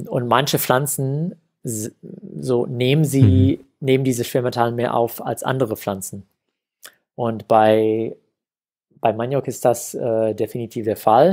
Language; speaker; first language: German; non-native, fluent; English